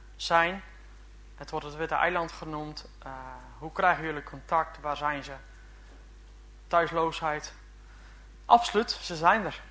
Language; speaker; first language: Dutch; native; Dutch